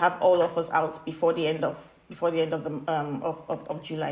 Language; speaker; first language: English; non-native, local second language; Yoruba